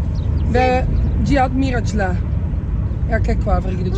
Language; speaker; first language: Turkish; early bilingual, heritage; Dutch